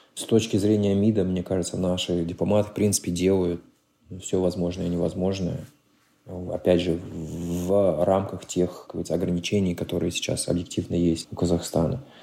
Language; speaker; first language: Russian; native; Russian